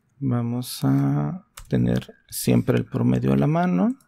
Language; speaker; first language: Spanish; native; Spanish